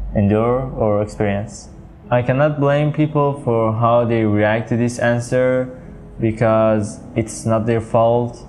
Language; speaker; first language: English; non-native, fluent; Persian